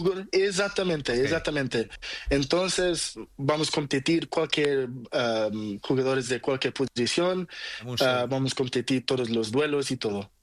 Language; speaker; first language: Spanish; non-native, learner; Portuguese